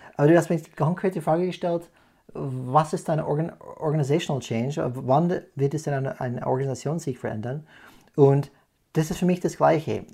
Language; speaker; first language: German; non-native, fluent; English